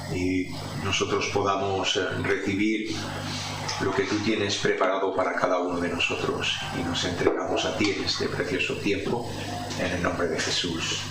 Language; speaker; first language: Spanish; native; Spanish